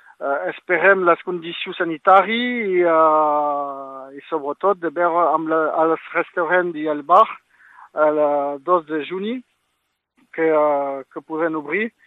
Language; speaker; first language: Catalan; non-native, local second language; French